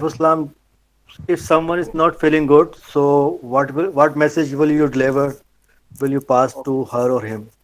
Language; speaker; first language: English; non-native, fluent; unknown